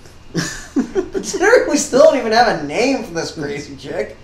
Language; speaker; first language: English; native; English